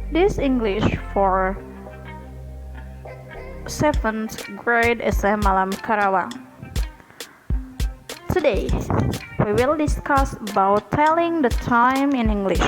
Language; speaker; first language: English; non-native, learner; Indonesian